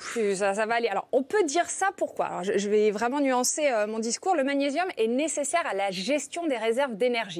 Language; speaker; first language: French; native; French